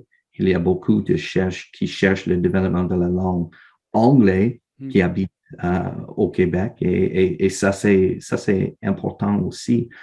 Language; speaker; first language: French; non-native, learner; English